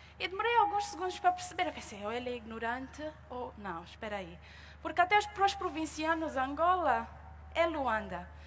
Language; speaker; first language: Portuguese; native; Portuguese